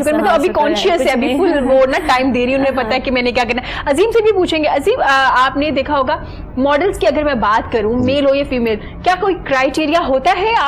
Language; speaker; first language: Urdu; native; Urdu